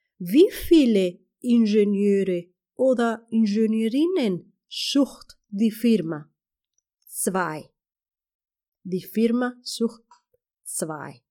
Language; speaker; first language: German; non-native, fluent; Spanish